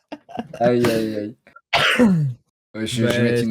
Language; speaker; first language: French; native; French